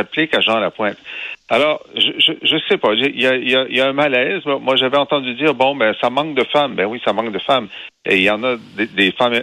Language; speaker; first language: French; native; French